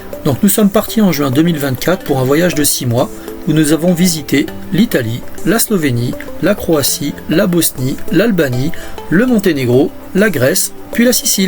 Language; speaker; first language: French; native; French